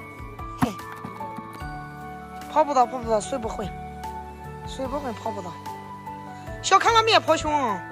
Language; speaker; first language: Chinese; native; Chinese